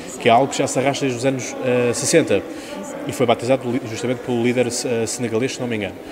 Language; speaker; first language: Portuguese; native; Portuguese